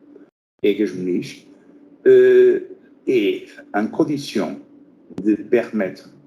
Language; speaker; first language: French; non-native, fluent; Portuguese